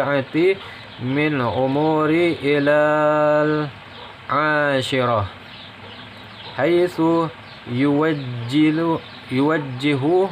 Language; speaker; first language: Arabic; non-native, learner; Indonesian